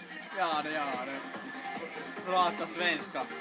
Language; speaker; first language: Swedish; non-native, learner; Finnish